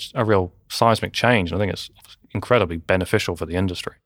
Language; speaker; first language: English; native; English